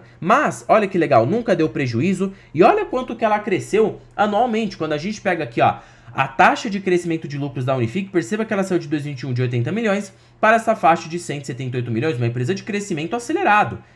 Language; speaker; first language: Portuguese; native; Portuguese